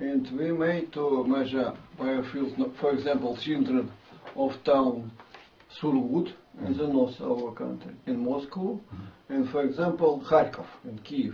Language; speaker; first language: English; non-native, learner; Russian